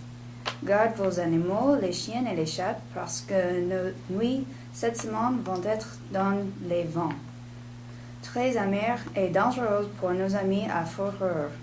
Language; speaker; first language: French; non-native, learner; English